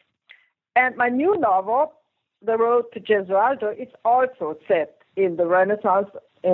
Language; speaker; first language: English; non-native, fluent; German